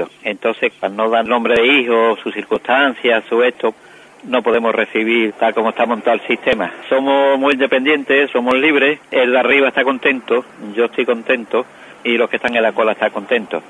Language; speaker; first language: Spanish; native; Spanish